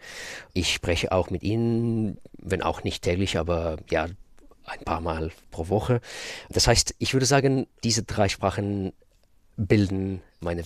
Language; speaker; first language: German; non-native, fluent; Russian